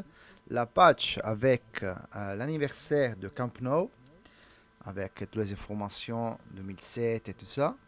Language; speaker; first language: French; non-native, learner; Italian